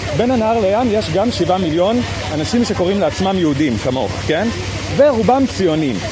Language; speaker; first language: Hebrew; native; Hebrew